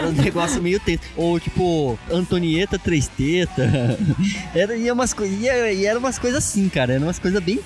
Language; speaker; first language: Portuguese; native; Portuguese